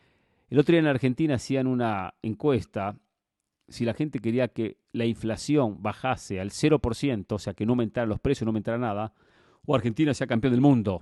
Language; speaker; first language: Spanish; native; Spanish